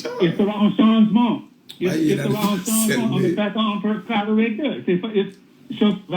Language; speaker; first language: French; non-native, learner; English